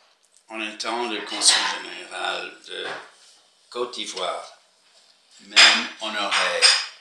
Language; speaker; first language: French; non-native, fluent; English